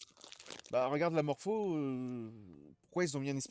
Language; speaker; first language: French; native; French